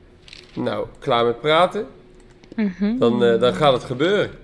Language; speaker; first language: Dutch; native; Dutch